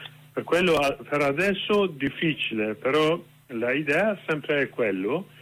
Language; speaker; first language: Italian; non-native, learner; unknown